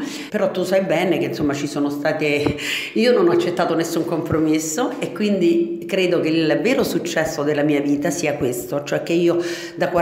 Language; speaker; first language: Italian; native; Italian